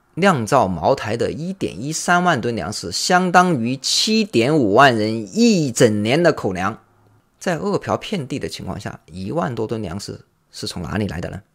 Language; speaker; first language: Chinese; native; Chinese